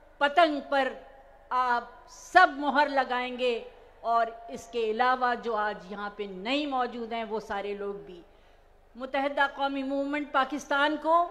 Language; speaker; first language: Urdu; native; Urdu